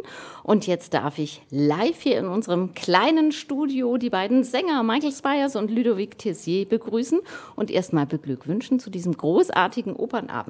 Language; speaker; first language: German; native; German